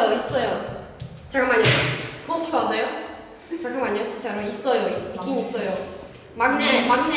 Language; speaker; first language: Korean; non-native, learner; Portuguese